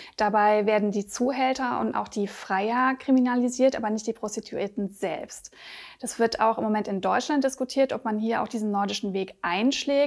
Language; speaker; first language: German; native; German